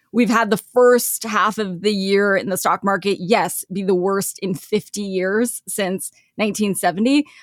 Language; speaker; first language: English; native; English